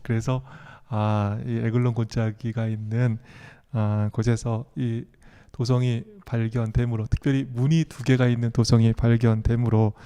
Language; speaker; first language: Korean; native; Korean